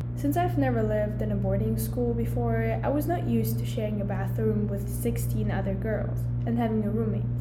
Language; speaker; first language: English; early bilingual, other home language; German